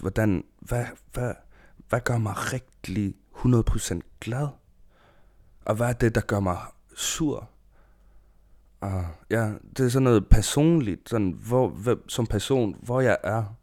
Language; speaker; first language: Danish; non-native, local second language; Kalaallisut